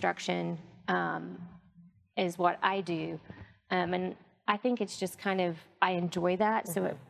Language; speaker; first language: English; native; English